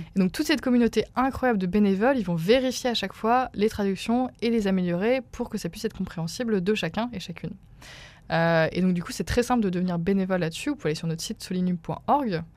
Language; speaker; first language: French; native; French